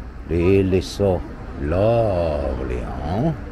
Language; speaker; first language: English; non-native, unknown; Korean